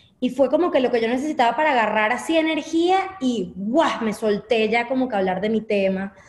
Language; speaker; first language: Spanish; native; Spanish